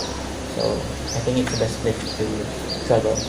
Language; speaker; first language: English; non-native, learner; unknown